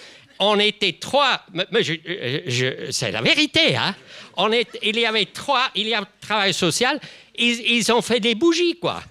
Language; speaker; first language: French; non-native, local second language; German